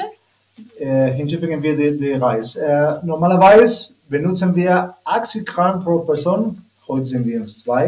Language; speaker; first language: German; non-native, learner; Spanish